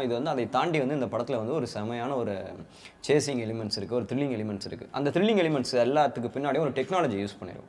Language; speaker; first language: Tamil; native; Tamil